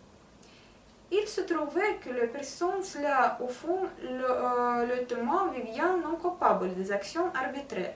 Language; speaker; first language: French; non-native, learner; Russian